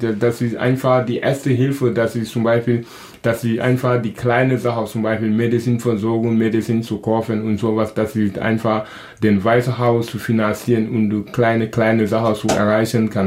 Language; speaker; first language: German; non-native, learner; Wolof